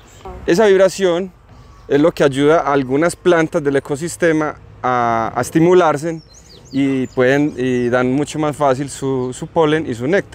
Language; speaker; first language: Spanish; native; Spanish